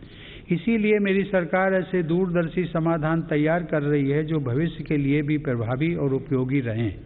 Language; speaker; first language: Hindi; native; Hindi